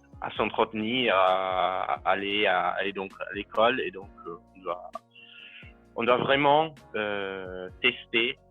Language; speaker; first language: French; non-native, learner; Italian